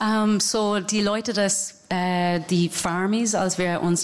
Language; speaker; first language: German; non-native, learner; English